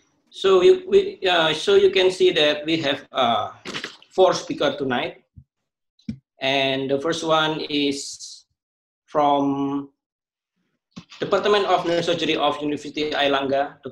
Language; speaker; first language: English; non-native, fluent; Indonesian